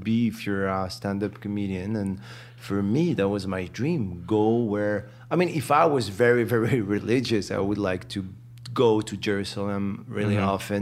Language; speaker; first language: English; non-native, fluent; Arabic